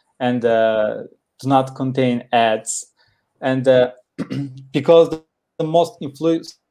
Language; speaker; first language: English; non-native, learner; Turkish